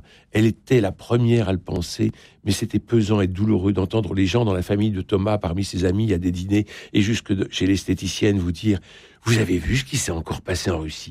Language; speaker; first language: French; native; French